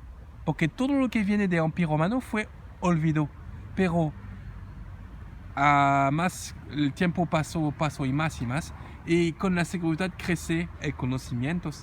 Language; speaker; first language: Spanish; non-native, learner; French